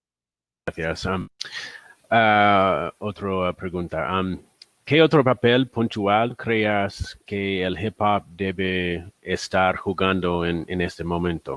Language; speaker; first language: Spanish; non-native, learner; English